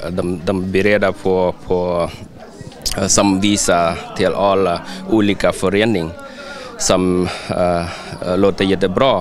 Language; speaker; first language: Swedish; non-native, learner; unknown